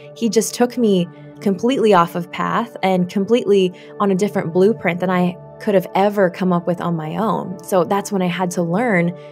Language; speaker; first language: English; native; English